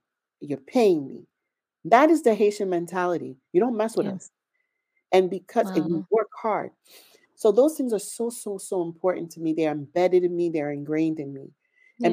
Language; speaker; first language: English; native; English